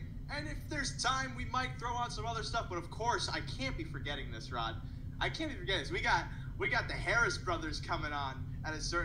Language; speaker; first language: English; native; English